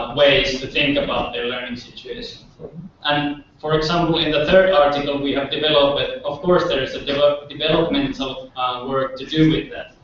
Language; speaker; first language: English; non-native, fluent; Finnish